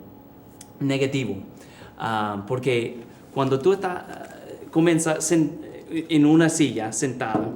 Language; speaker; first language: Spanish; early bilingual, heritage; English